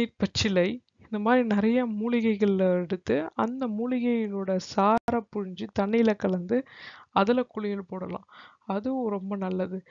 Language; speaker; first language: Tamil; native; Tamil